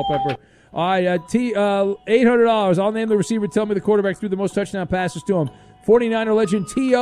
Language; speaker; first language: English; native; English